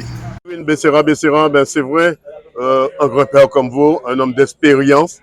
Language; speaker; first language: French; native; French